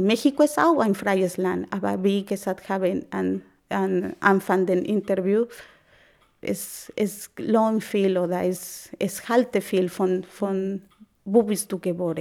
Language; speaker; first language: German; non-native, learner; Spanish